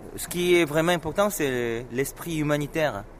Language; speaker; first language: French; non-native, fluent; Korean